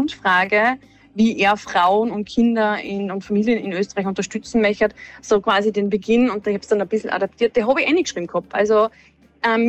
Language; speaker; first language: German; native; German